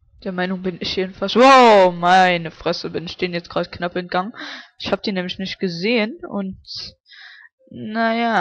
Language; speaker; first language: German; native; German